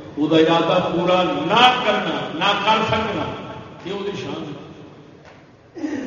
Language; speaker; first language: Urdu; non-native, local second language; Punjabi